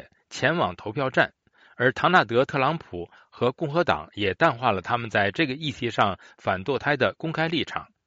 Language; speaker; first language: Chinese; native; Chinese